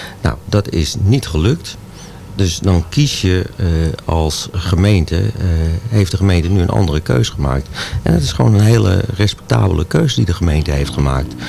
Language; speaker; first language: Dutch; native; Dutch